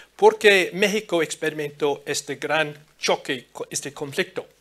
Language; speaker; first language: Spanish; non-native, fluent; English